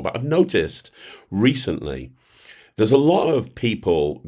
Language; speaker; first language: English; native; English